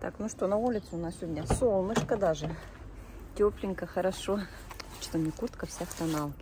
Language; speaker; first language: Russian; native; Russian